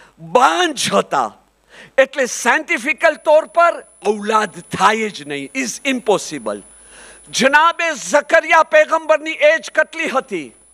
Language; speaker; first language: Gujarati; early bilingual, heritage; Gujarati